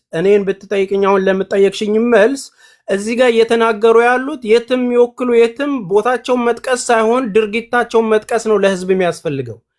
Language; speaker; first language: Amharic; non-native, local second language; Oromo